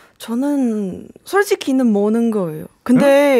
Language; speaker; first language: Korean; non-native, learner; Chinese